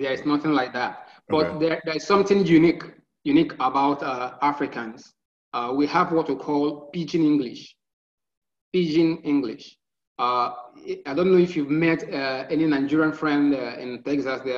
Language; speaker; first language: English; non-native, local second language; Igbo